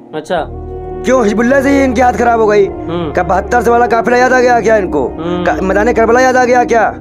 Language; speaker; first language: Hindi; native; Hindi